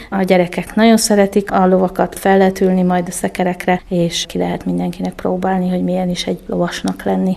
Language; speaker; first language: Hungarian; native; Hungarian